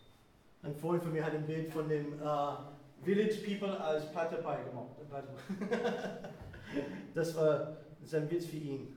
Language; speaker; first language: German; non-native, fluent; English